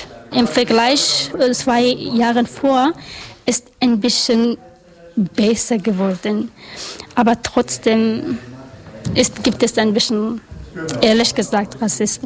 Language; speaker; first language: German; non-native, learner; Persian